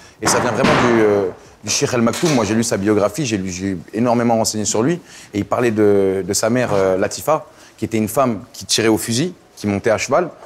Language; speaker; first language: French; native; French